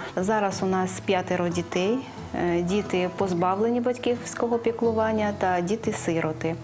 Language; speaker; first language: Ukrainian; native; Ukrainian